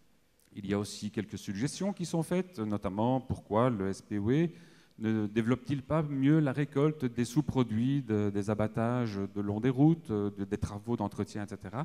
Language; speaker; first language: French; native; French